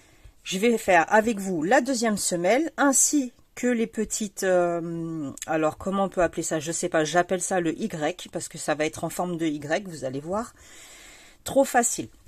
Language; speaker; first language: French; native; French